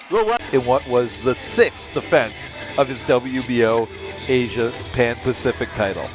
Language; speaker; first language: English; native; English